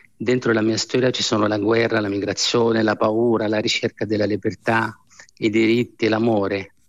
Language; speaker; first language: Italian; non-native, fluent; Arabic